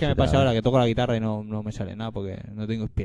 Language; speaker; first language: Spanish; native; Spanish